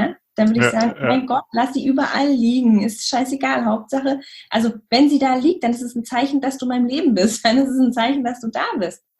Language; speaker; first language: German; native; German